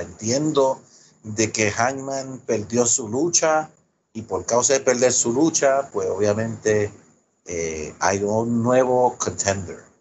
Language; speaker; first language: Spanish; early bilingual, heritage; Spanish